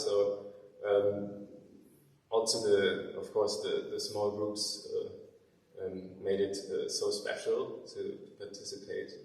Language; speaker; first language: English; non-native, fluent; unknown